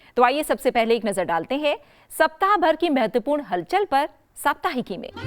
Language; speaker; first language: Hindi; native; Hindi